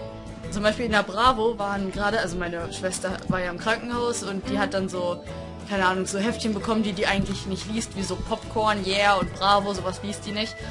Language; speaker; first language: German; native; German